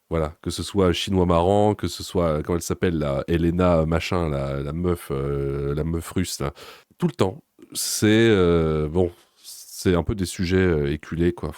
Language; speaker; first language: French; native; French